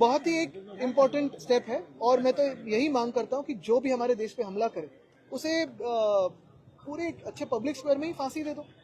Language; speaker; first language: Hindi; non-native, local second language; Marathi